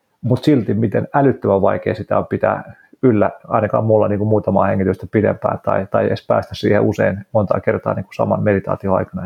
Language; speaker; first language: Finnish; native; Finnish